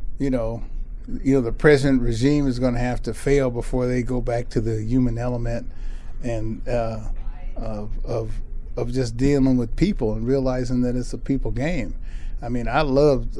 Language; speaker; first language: English; native; English